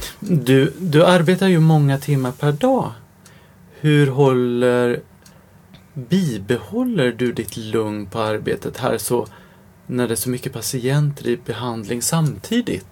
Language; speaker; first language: Swedish; native; Swedish